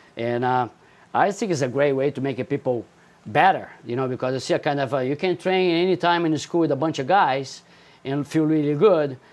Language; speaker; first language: English; non-native, fluent; Portuguese